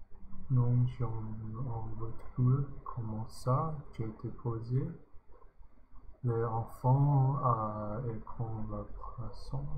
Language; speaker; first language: French; non-native, learner; English